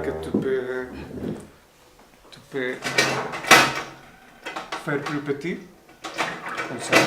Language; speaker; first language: French; non-native, fluent; Spanish